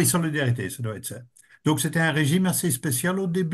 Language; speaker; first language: French; native; French